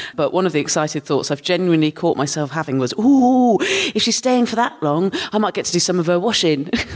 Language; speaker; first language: English; native; English